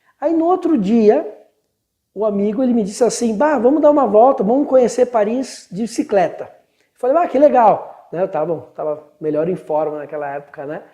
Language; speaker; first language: Portuguese; native; Portuguese